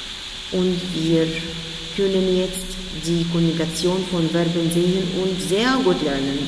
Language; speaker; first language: German; non-native, fluent; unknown